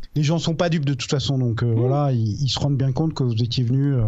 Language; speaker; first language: French; native; French